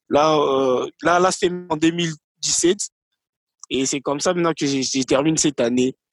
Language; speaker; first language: French; non-native, local second language; Lingala